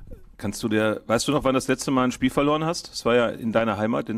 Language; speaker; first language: German; native; German